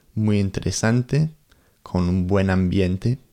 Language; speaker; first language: Spanish; non-native, learner; English